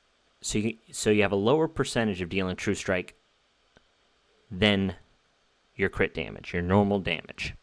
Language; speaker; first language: English; native; English